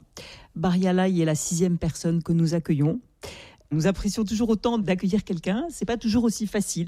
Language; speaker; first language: French; native; French